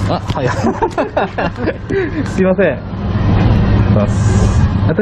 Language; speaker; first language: Japanese; non-native, fluent; Korean